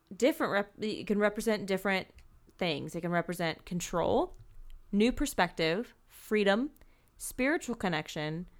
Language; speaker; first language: English; native; English